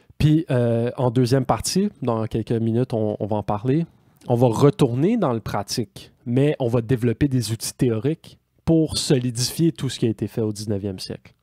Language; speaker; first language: French; native; French